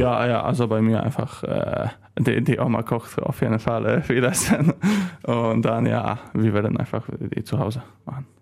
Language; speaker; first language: German; non-native, learner; Polish